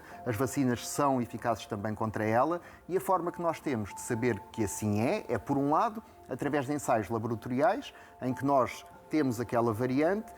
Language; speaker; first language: Portuguese; native; Portuguese